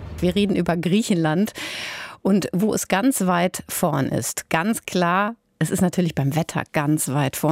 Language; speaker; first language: German; native; German